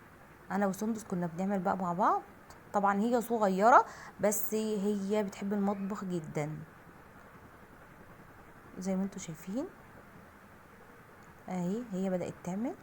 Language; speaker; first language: Arabic; native; Arabic